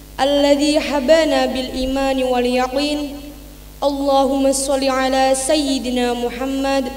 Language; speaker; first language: Arabic; non-native, learner; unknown